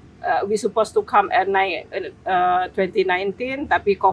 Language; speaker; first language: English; non-native, fluent; Indonesian